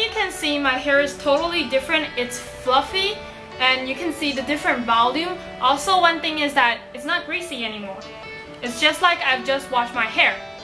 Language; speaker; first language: English; non-native, fluent; Chinese